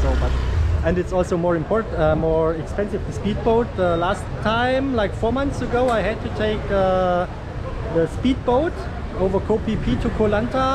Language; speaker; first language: English; non-native, fluent; German